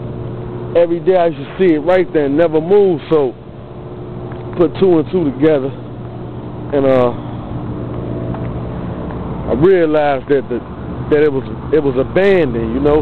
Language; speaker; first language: English; native; English